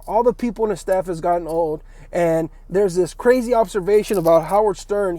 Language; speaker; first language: English; native; English